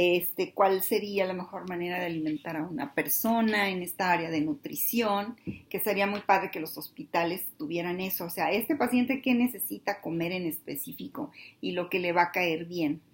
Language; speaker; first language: Spanish; native; Spanish